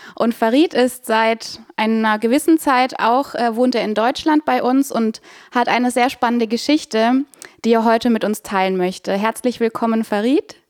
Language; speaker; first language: German; native; German